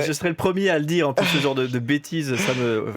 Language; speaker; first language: French; native; French